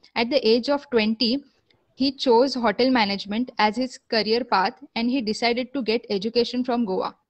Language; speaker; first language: English; non-native, local second language; Marathi